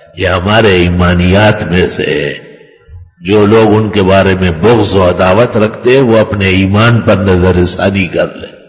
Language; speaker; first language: Urdu; non-native, local second language; Pashto